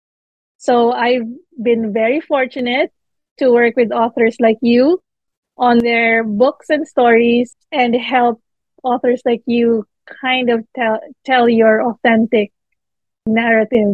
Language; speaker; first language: English; non-native, local second language; Filipino